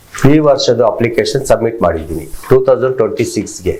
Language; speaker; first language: Kannada; non-native, local second language; Telugu